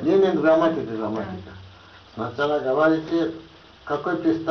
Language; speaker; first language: Russian; non-native, learner; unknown